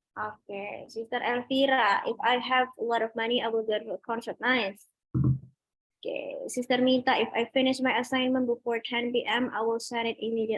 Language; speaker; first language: English; non-native, fluent; Indonesian